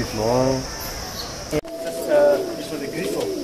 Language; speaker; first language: French; non-native, learner; Nepali